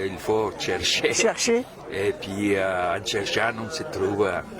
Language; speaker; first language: French; non-native, fluent; Spanish